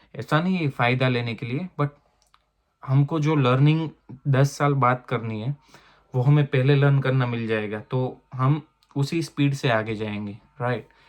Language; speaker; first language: Hindi; non-native, local second language; Gujarati